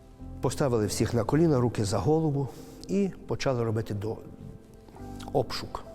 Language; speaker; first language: Ukrainian; native; Ukrainian